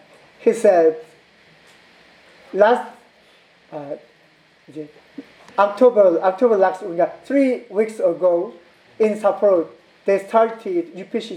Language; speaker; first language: English; non-native, fluent; Korean